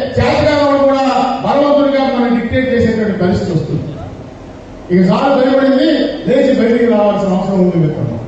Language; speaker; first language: Telugu; native; Telugu